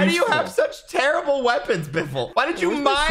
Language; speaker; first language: English; native; English